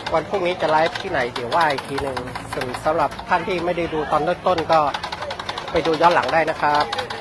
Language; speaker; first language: Thai; native; Thai